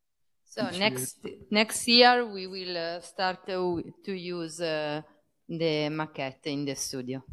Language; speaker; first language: English; non-native, fluent; Italian